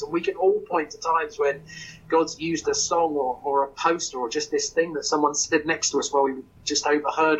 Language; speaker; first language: English; native; English